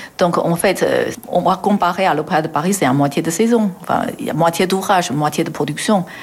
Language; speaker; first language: French; non-native, fluent; Chinese